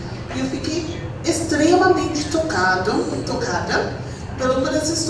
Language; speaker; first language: Portuguese; non-native, fluent; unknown